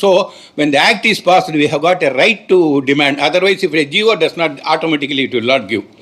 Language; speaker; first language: English; non-native, local second language; Tamil